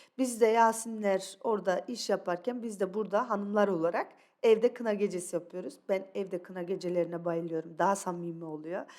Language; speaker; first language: Turkish; early bilingual, other home language; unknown